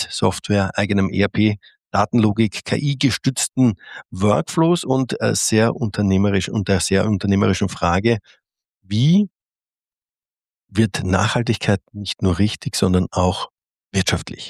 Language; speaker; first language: German; native; German